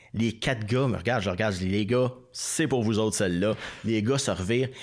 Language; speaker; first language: French; native; French